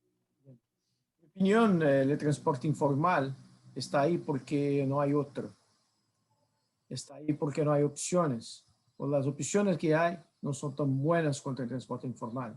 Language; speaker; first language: Spanish; non-native, fluent; Portuguese